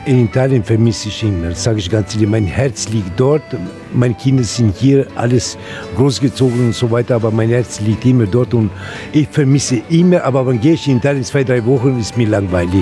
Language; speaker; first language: German; non-native, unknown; Italian